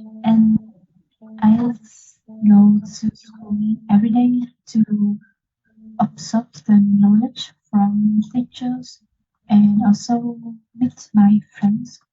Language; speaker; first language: English; non-native, learner; Vietnamese